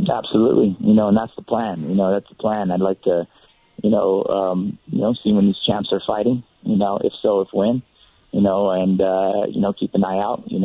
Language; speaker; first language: English; native; English